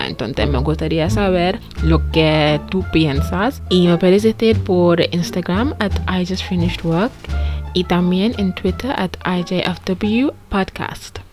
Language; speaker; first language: Spanish; non-native, fluent; English